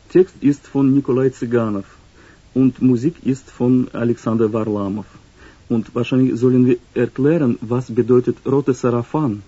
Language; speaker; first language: German; non-native, learner; Russian